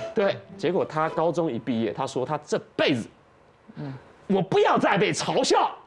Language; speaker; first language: Chinese; native; Chinese